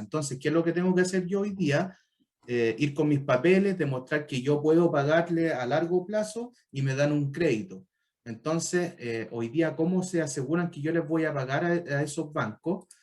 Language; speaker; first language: Spanish; native; Spanish